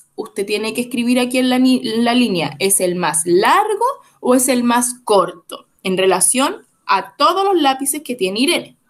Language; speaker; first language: Spanish; native; Spanish